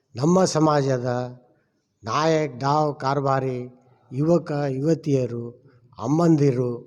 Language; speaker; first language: Kannada; non-native, local second language; Lambadi